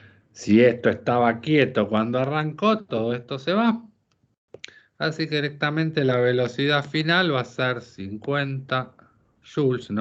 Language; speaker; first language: Spanish; native; Spanish